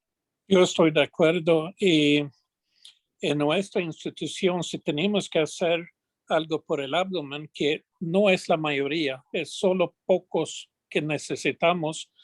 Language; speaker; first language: Spanish; non-native, fluent; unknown